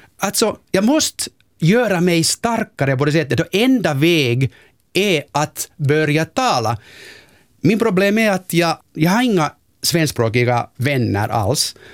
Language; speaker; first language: Swedish; non-native, local second language; Finnish